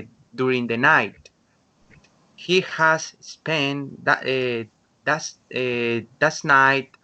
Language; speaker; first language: English; non-native, learner; Spanish